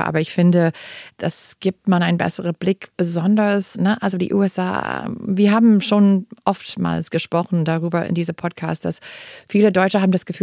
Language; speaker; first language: German; non-native, fluent; English